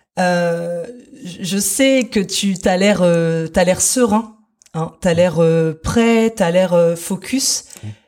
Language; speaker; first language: French; native; French